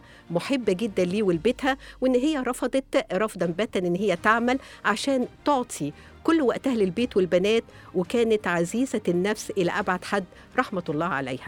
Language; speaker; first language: Arabic; native; Arabic